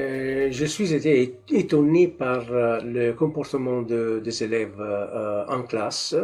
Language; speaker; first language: French; non-native, learner; Italian